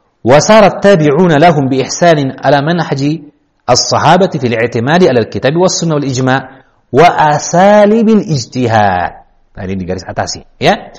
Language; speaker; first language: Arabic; non-native, fluent; Indonesian